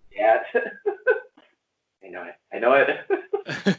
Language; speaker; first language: English; non-native, learner; Vietnamese